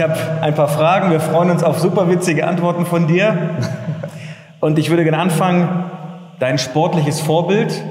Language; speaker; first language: German; native; German